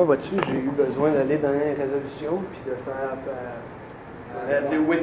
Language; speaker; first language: French; native; French